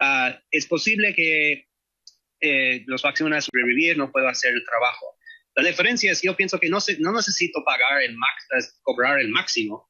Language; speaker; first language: Spanish; non-native, fluent; English